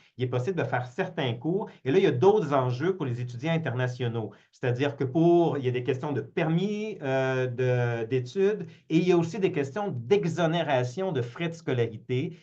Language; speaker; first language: French; native; French